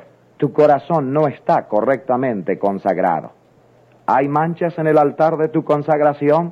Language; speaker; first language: Spanish; native; Spanish